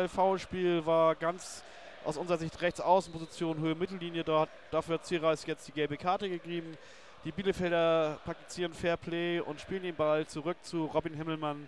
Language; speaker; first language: German; native; German